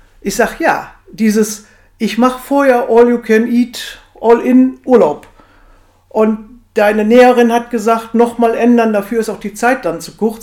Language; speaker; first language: German; native; German